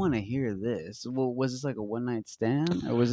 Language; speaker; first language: English; native; English